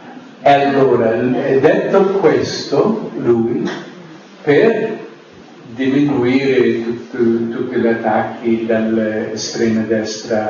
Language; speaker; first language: Italian; non-native, fluent; English